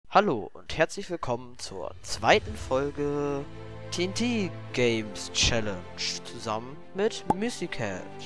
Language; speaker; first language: German; native; German